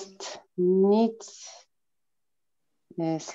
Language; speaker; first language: Dutch; non-native, learner; Turkish